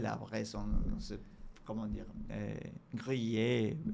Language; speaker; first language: French; non-native, fluent; Spanish